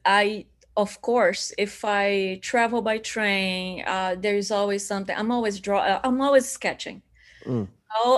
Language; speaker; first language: English; non-native, fluent; Portuguese